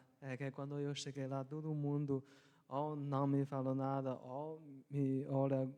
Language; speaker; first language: Portuguese; non-native, local second language; Chinese